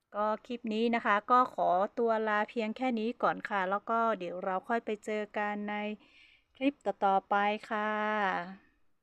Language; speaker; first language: Thai; non-native, local second language; Hmong